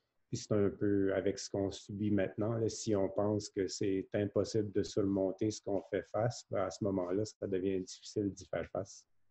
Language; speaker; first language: French; native; French